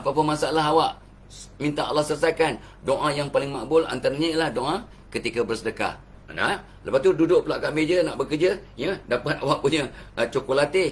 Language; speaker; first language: Malay; native; Malay